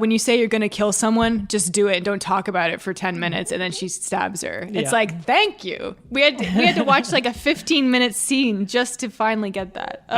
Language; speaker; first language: English; native; English